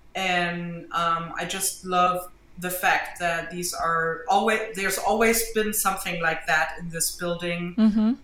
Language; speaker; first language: English; non-native, fluent; German